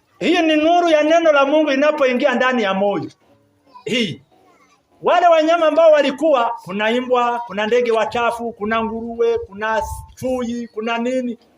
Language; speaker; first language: Swahili; non-native, local second language; Kinyarwanda